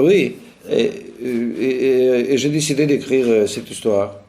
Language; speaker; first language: French; non-native, fluent; Russian